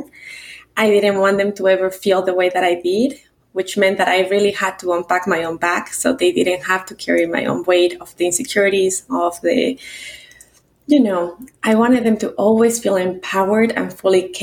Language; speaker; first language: English; non-native, fluent; Spanish